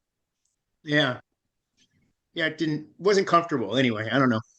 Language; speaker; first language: English; native; English